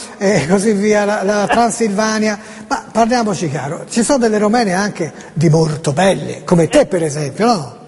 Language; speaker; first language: Italian; native; Italian